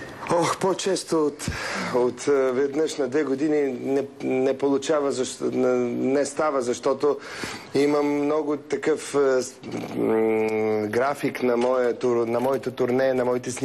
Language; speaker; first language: Bulgarian; early bilingual, heritage; Russian